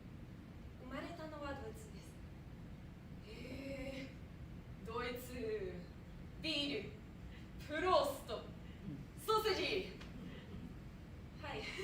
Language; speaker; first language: Japanese; non-native, fluent; German